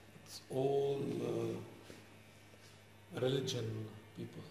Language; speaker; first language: English; non-native, learner; Arabic